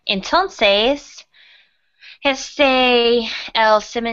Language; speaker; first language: Spanish; non-native, learner; English